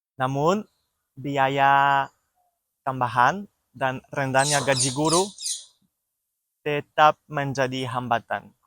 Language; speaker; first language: Indonesian; non-native, learner; French